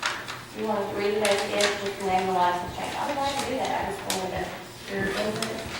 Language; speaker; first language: English; native; English